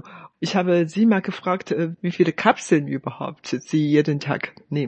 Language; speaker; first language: German; non-native, fluent; Chinese